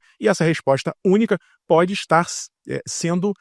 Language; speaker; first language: Portuguese; native; Portuguese